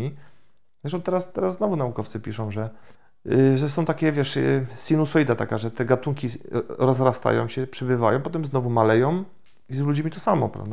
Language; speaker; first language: Polish; native; Polish